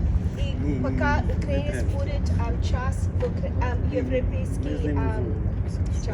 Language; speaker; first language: Russian; non-native, learner; English